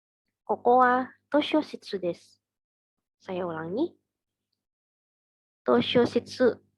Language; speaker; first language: Japanese; non-native, learner; Indonesian